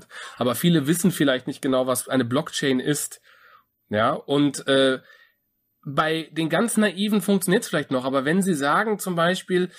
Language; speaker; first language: German; native; German